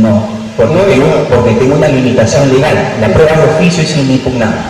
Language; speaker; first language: Spanish; native; Spanish